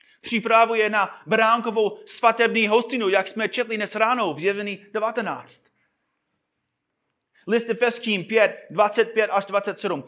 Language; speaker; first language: Czech; non-native, fluent; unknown